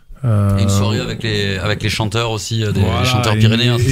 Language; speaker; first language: French; native; French